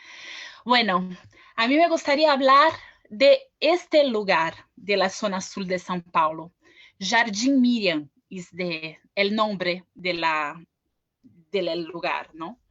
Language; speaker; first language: Spanish; non-native, fluent; Portuguese